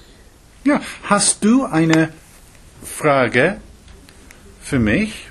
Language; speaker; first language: German; non-native, fluent; English